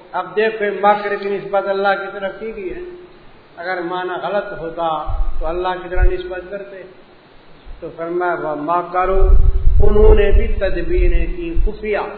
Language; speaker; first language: Urdu; native; Urdu